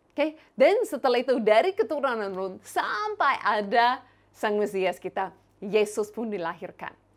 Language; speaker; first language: Indonesian; non-native, fluent; English